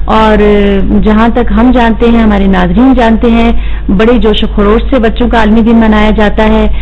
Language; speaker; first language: Urdu; native; Urdu